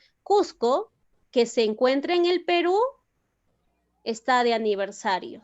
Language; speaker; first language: Spanish; native; Spanish